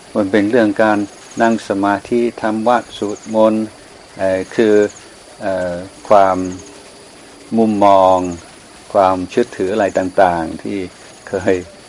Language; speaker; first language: Thai; non-native, fluent; English